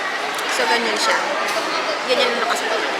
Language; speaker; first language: Filipino; native; Filipino